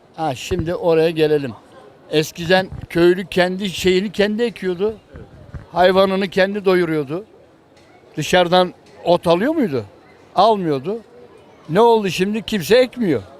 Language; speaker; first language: Turkish; native; Turkish